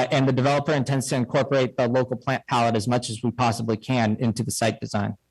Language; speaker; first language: English; native; English